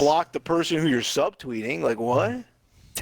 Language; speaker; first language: English; native; English